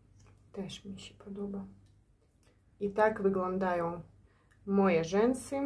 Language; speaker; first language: Polish; non-native, learner; Ukrainian